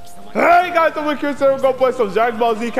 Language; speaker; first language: English; native; English